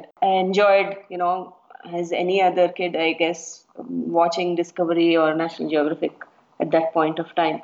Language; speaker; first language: English; non-native, local second language; Kannada